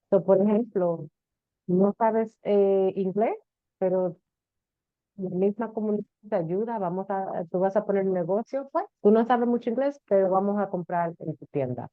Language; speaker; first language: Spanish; early bilingual, heritage; Spanish